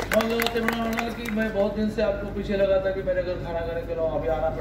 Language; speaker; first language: Hindi; non-native, local second language; Marathi